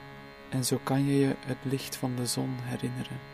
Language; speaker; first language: Dutch; native; Dutch